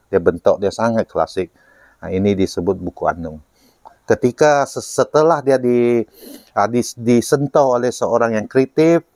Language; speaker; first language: Malay; non-native, local second language; Chinese